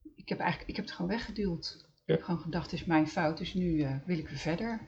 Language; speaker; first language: Dutch; native; Dutch